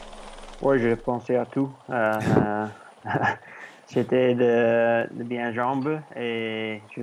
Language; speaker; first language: French; non-native, learner; Dutch